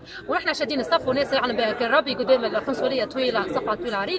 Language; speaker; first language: Arabic; native; Arabic